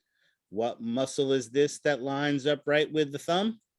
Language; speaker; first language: English; native; English